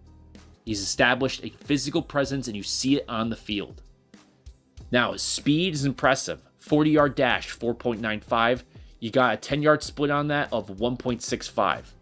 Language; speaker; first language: English; native; English